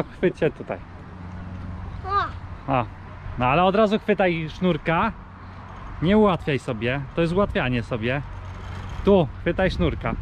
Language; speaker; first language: Polish; native; Polish